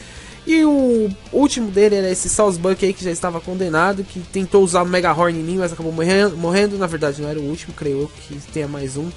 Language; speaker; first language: Portuguese; native; Portuguese